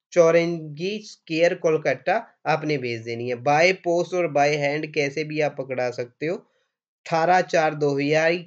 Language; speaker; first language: Hindi; non-native, local second language; Punjabi